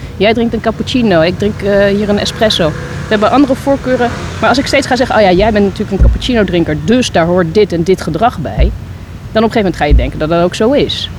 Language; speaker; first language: Dutch; native; Dutch